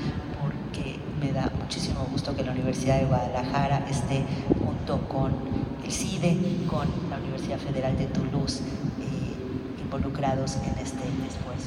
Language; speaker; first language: Spanish; native; Spanish